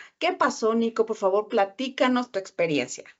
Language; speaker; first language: Spanish; native; Spanish